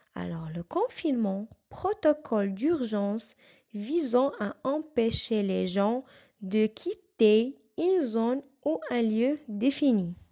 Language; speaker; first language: French; non-native, local second language; Arabic